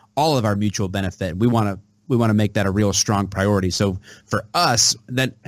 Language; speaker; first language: English; native; English